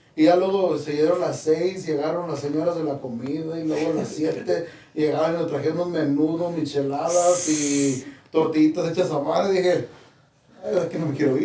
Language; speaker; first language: Spanish; early bilingual, heritage; Spanish